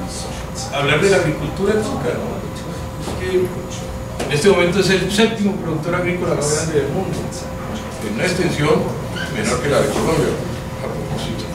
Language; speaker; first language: Spanish; native; Spanish